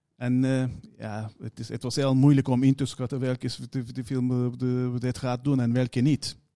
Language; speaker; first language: Dutch; non-native, fluent; Turkish